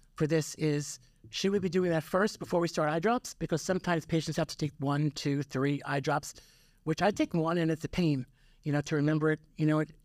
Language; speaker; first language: English; native; English